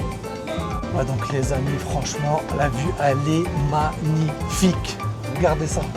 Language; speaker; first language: French; native; French